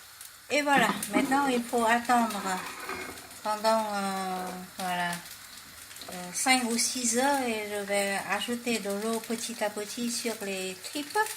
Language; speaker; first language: French; non-native, fluent; Vietnamese